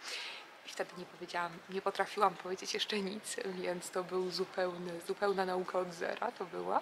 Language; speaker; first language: Polish; native; Polish